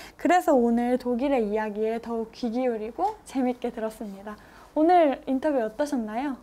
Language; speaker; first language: Korean; native; Korean